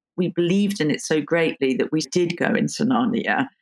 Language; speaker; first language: English; native; English